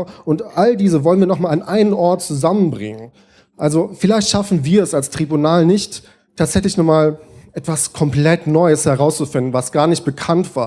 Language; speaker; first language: German; native; German